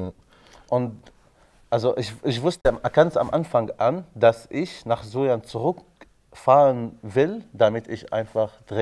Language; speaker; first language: German; non-native, fluent; Arabic